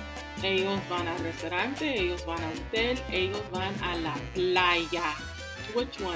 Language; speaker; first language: Spanish; non-native, fluent; English